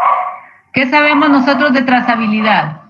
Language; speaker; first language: Spanish; native; Spanish